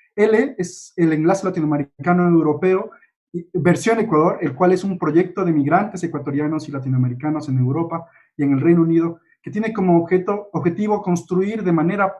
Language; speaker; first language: Spanish; native; Spanish